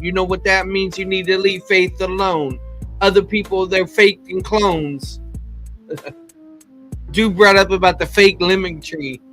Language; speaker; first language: English; native; English